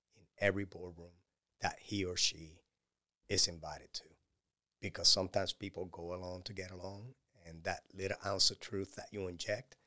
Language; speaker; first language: English; non-native, fluent; Spanish